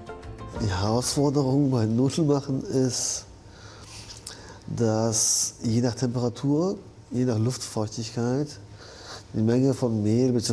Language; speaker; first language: German; early bilingual, other home language; Japanese